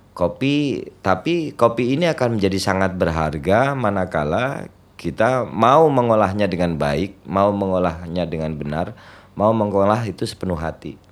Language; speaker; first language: Indonesian; non-native, local second language; Javanese